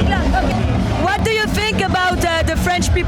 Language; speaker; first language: English; non-native, learner; French